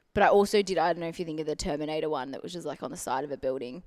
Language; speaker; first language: English; native; English